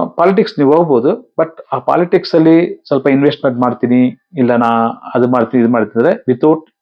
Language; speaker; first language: Kannada; non-native, local second language; Tamil